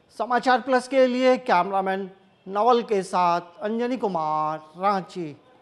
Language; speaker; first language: Hindi; native; Hindi